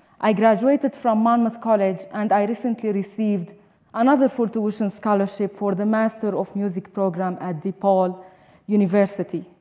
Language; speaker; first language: English; non-native, fluent; Arabic